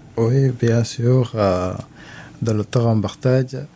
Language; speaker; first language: French; non-native, learner; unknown